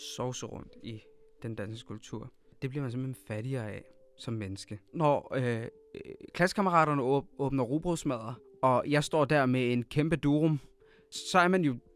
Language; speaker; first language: Danish; early bilingual, other home language; Arabic